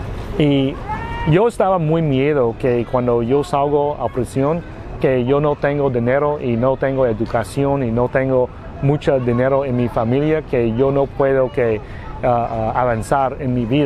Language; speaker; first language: Spanish; non-native, learner; Vietnamese